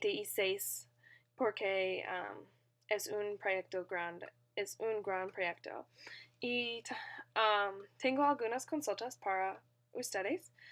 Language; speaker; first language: Spanish; non-native, learner; English